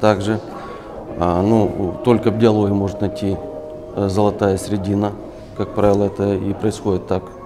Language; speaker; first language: Russian; native; Russian